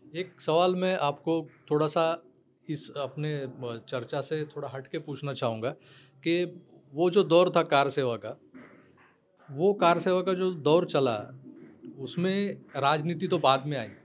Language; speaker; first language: Hindi; non-native, local second language; Marathi